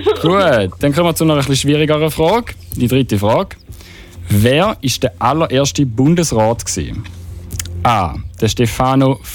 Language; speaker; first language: German; native; German